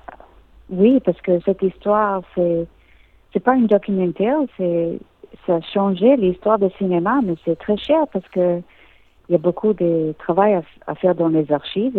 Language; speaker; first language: French; non-native, learner; English